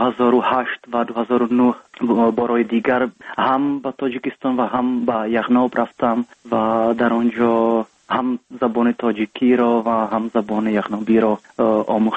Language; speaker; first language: Persian; non-native, learner; Czech